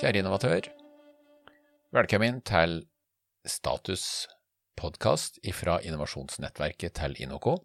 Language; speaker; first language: Norwegian; native; Norwegian